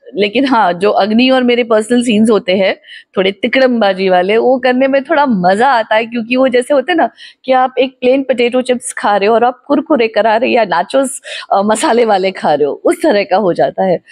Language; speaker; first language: Hindi; non-native, local second language; Gujarati